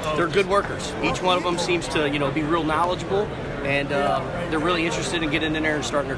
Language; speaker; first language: English; native; English